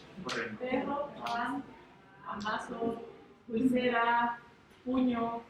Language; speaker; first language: Spanish; native; Spanish